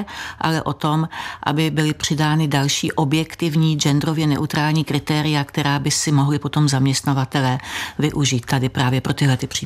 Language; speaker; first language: Czech; native; Czech